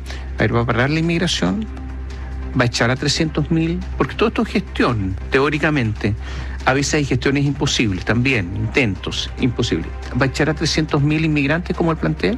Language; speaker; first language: Spanish; native; Spanish